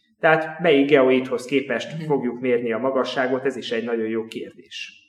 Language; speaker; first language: Hungarian; native; Hungarian